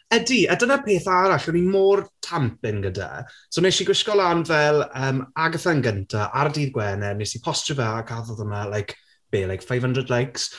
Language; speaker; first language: Welsh; native; Welsh